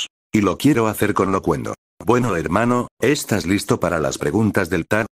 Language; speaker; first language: Spanish; native; Spanish